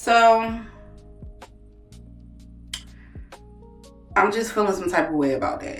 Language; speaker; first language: English; native; English